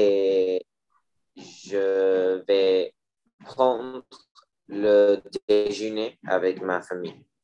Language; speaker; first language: French; non-native, learner; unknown